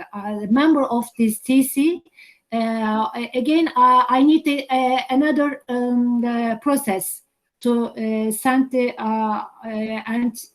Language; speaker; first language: English; non-native, learner; Turkish